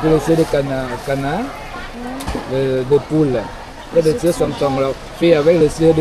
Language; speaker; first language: French; non-native, learner; Thai